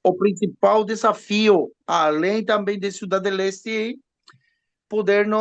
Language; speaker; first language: Portuguese; non-native, learner; Spanish